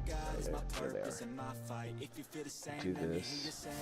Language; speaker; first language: English; native; English